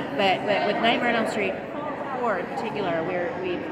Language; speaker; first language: English; native; English